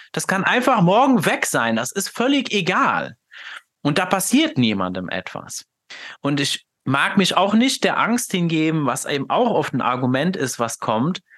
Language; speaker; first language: German; non-native, fluent; Luxembourgish